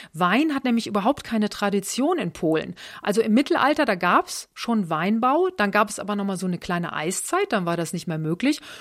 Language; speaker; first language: German; native; German